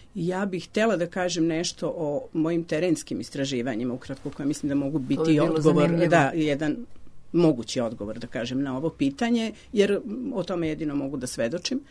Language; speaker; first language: Serbian; native; Serbian